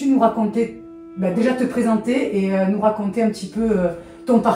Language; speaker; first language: French; native; French